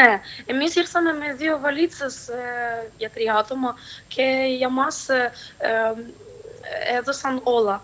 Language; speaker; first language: Greek; non-native, fluent; Ukrainian